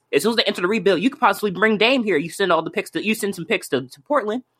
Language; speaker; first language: English; native; English